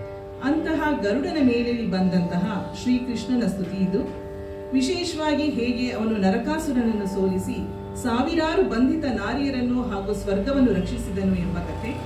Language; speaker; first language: Kannada; native; Kannada